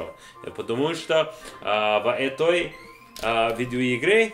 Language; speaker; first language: Russian; non-native, learner; English